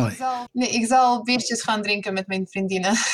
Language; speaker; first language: Dutch; non-native, fluent; Serbian